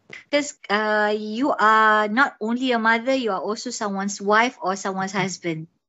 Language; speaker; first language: English; non-native, local second language; Malay